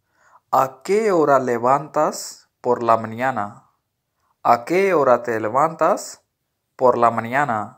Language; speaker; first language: Spanish; non-native, learner; Urdu